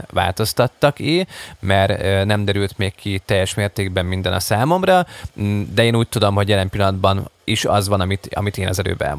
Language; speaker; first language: Hungarian; native; Hungarian